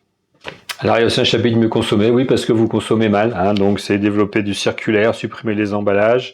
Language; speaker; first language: French; native; French